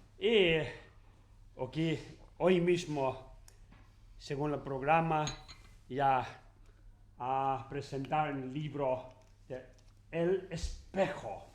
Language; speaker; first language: Spanish; non-native, learner; Tibetan